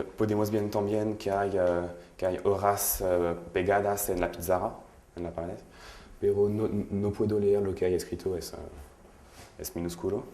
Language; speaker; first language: Spanish; non-native, learner; French